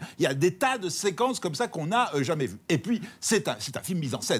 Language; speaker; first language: French; native; French